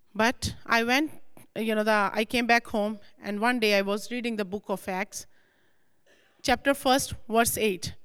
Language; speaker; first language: English; non-native, local second language; Punjabi